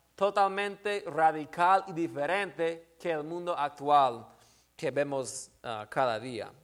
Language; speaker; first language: Spanish; non-native, fluent; English